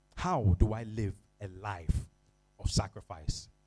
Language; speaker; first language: English; non-native, local second language; Ga